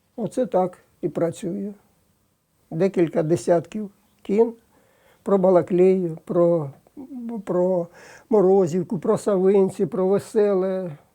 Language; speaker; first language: Ukrainian; native; Ukrainian